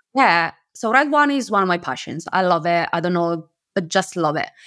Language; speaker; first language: English; non-native, fluent; Italian